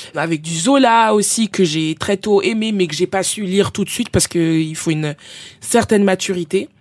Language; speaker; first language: French; native; French